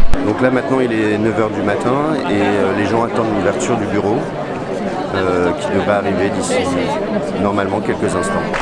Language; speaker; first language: French; native; French